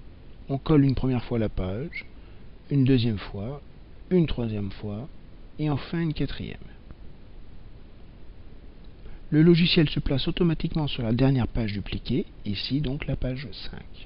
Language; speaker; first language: French; native; French